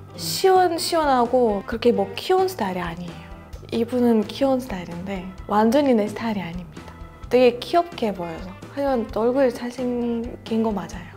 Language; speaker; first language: Korean; non-native, fluent; Russian